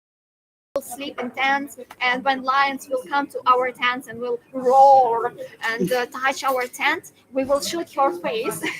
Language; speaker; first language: English; non-native, fluent; Russian